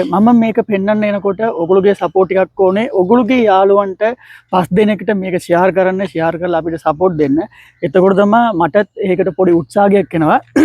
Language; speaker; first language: Sinhala; non-native, local second language; Tamil